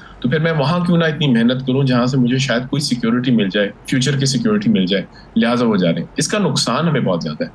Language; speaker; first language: Urdu; early bilingual, heritage; Urdu